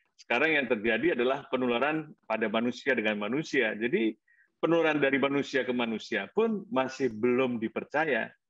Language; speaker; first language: Indonesian; native; Indonesian